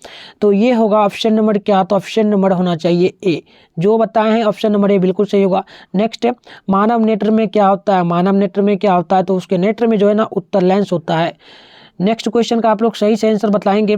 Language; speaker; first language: Hindi; native; Hindi